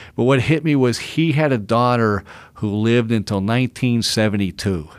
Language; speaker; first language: English; native; English